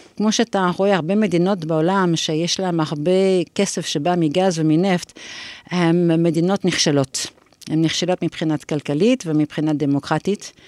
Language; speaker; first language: Hebrew; non-native, fluent; English